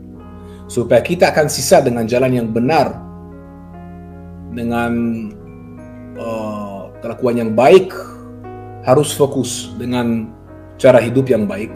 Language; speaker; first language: Indonesian; non-native, fluent; Hebrew